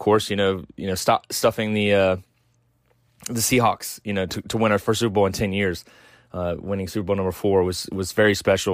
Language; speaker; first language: English; native; English